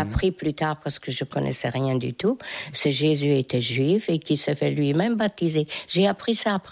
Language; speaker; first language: French; non-native, fluent; Hungarian